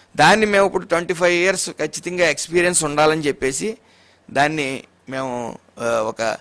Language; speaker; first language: Telugu; native; Telugu